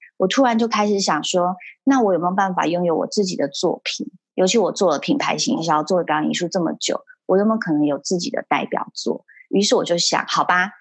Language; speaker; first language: Chinese; early bilingual, heritage; Chinese